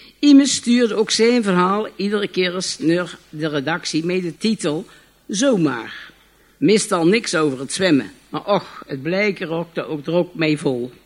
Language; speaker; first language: Dutch; native; Dutch